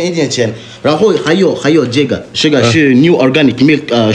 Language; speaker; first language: Chinese; non-native, learner; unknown